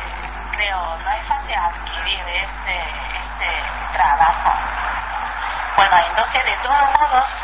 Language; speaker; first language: Spanish; non-native, fluent; Chinese